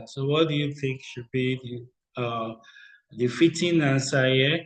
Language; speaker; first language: English; non-native, local second language; Yoruba